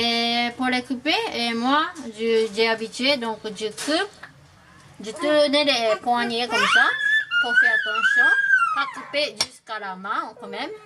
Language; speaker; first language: French; non-native, learner; Japanese